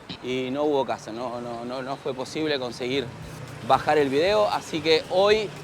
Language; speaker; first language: Spanish; native; Spanish